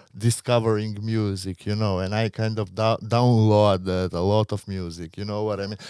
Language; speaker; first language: English; non-native, fluent; Macedonian